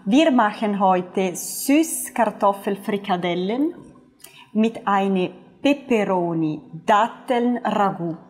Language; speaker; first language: German; non-native, fluent; Italian